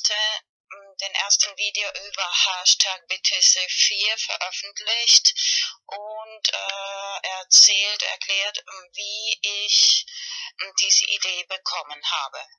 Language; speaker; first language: German; non-native, learner; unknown